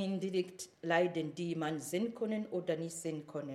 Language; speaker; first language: German; non-native, fluent; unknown